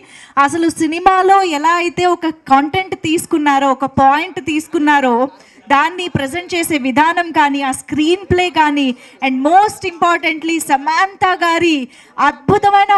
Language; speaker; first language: Telugu; native; Telugu